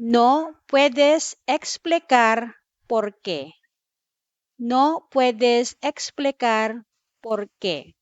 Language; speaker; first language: Spanish; non-native, fluent; Filipino